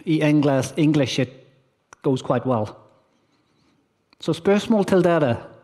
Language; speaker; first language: Norwegian; non-native, learner; English